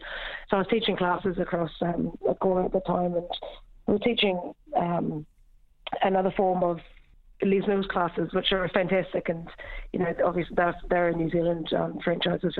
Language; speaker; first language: English; native; English